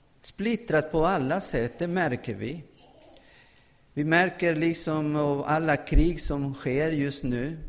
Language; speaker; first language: Swedish; non-native, fluent; Spanish